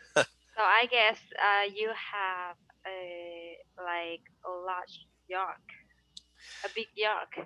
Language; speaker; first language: English; non-native, learner; Vietnamese